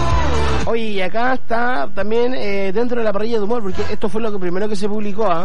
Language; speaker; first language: Spanish; native; Spanish